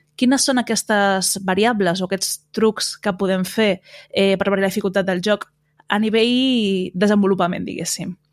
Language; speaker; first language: Catalan; native; Catalan